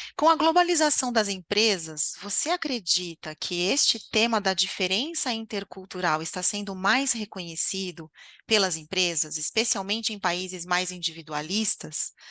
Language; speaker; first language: Portuguese; native; Portuguese